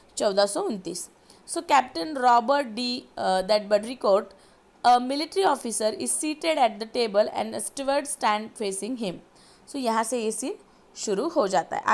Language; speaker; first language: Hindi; non-native, local second language; Marathi